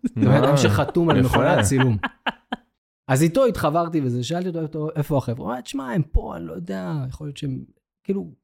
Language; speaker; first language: Hebrew; native; Hebrew